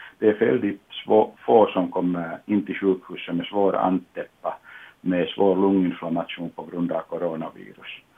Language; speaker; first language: Swedish; non-native, local second language; Finnish